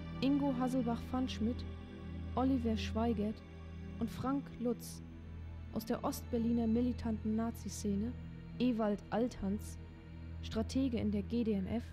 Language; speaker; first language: German; native; German